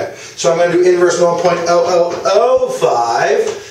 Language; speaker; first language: English; native; English